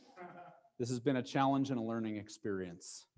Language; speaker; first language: English; native; English